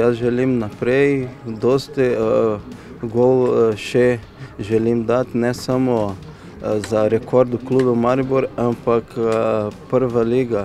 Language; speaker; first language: Slovenian; non-native, learner; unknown